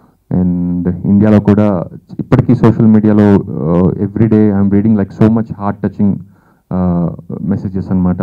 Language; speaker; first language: Telugu; native; Telugu